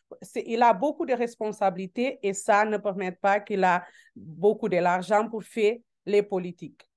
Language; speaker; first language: French; non-native, learner; Portuguese